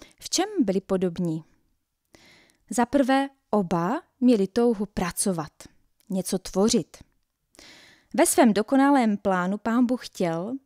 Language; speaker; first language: Czech; native; Czech